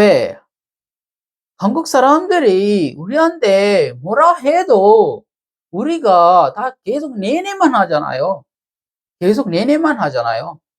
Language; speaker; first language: Korean; non-native, fluent; Sinhala